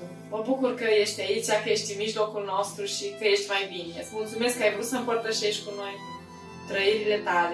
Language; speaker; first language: Romanian; native; Romanian